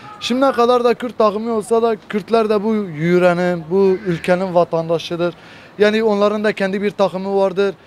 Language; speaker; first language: Turkish; non-native, local second language; Kurdish